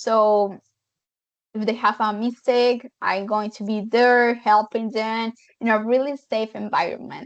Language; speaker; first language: English; non-native, fluent; Spanish